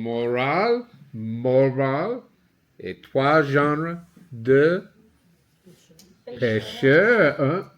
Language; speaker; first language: French; non-native, learner; English